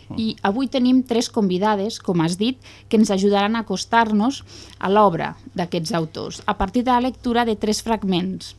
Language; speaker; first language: Catalan; native; Catalan